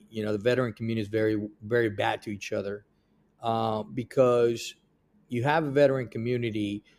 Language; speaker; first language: English; early bilingual, other home language; Spanish